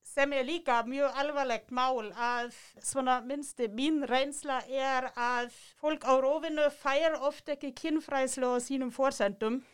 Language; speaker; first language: Icelandic; non-native, fluent; German